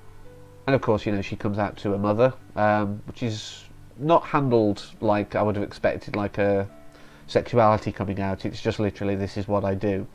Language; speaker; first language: English; native; English